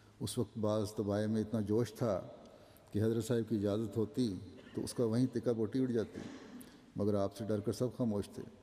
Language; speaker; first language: Urdu; native; Urdu